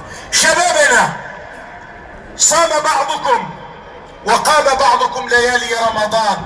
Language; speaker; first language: Arabic; native; Arabic